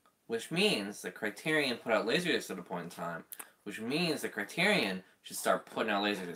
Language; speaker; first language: English; native; English